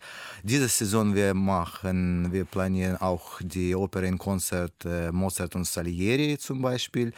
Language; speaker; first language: German; non-native, learner; Russian